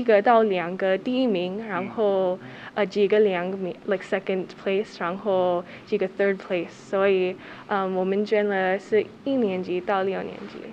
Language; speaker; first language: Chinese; early bilingual, heritage; Chinese